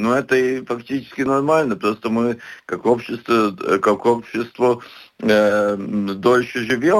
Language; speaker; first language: Russian; non-native, local second language; Latvian